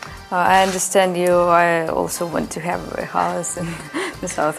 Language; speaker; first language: English; non-native, fluent; Russian